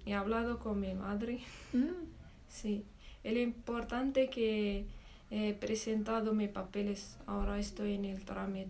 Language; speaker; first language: Spanish; non-native, learner; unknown